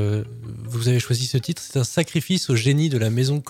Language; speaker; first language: French; native; French